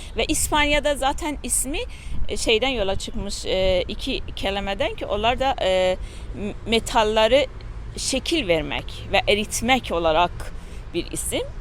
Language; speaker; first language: Turkish; non-native, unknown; Persian